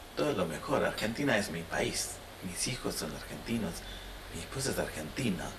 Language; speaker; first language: Spanish; non-native, fluent; Hindi